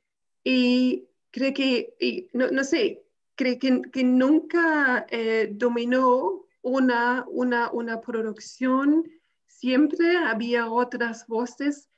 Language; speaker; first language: Spanish; non-native, fluent; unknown